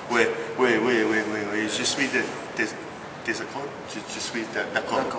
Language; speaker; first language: French; non-native, learner; English